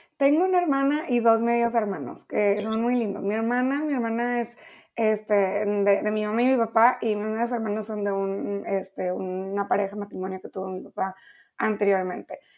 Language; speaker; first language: Spanish; native; Spanish